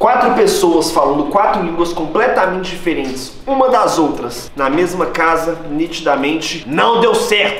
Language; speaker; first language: Portuguese; native; Portuguese